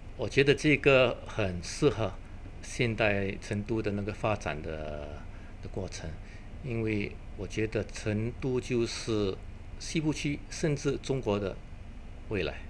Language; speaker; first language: Chinese; native; Chinese